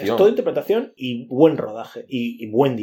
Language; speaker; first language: Spanish; native; Spanish